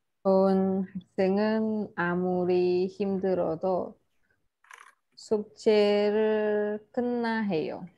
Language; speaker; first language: Korean; non-native, learner; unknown